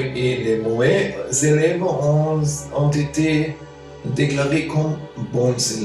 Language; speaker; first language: French; non-native, fluent; German